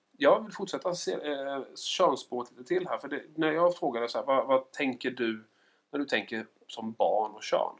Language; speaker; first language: Swedish; native; Swedish